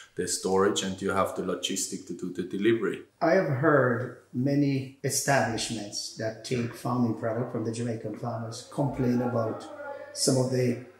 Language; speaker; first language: English; non-native, fluent; German